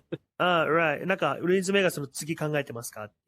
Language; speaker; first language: Japanese; native; Japanese